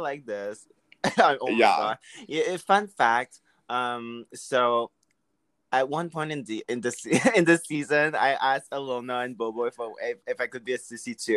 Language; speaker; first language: English; non-native, fluent; French